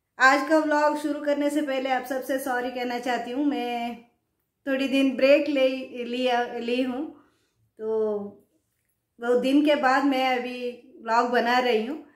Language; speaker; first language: Hindi; non-native, local second language; Kannada